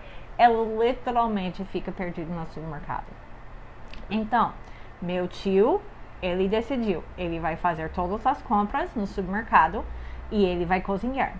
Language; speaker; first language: Portuguese; non-native, fluent; English